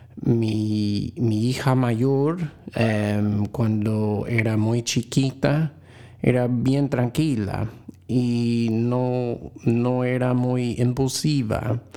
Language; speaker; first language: Spanish; non-native, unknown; English